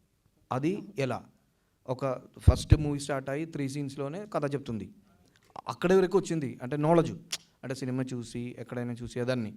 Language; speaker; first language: Telugu; non-native, learner; Malayalam